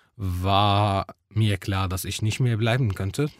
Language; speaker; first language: German; non-native, fluent; Arabic